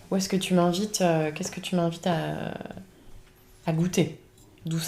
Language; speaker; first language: French; native; French